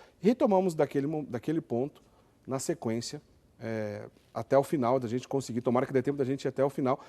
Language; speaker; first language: Portuguese; native; Portuguese